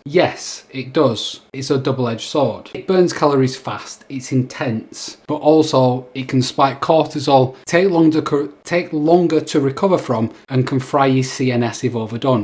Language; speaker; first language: English; native; English